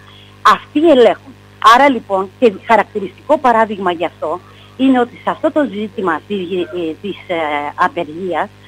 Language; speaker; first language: Greek; native; Greek